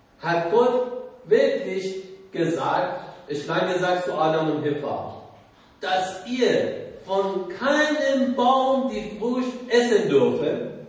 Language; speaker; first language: German; non-native, learner; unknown